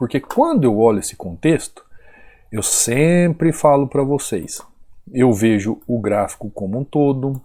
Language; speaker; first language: Portuguese; native; Portuguese